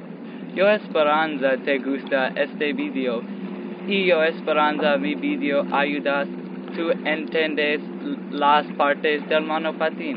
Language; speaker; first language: Spanish; non-native, learner; English